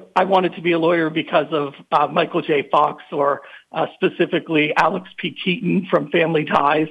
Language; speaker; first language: English; native; English